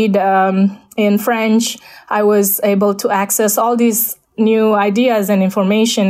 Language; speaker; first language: English; non-native, fluent; Indonesian